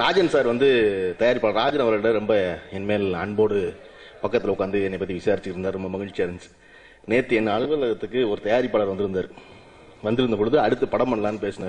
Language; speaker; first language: Tamil; native; Tamil